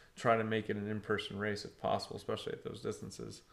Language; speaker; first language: English; early bilingual, other home language; Portuguese